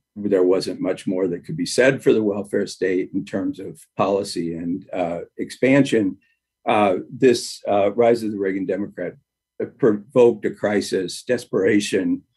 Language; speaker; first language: English; native; English